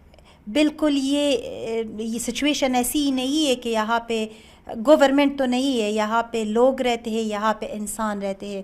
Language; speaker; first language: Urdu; non-native, learner; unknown